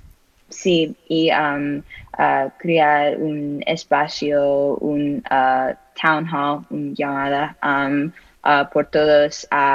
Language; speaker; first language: Spanish; non-native, learner; English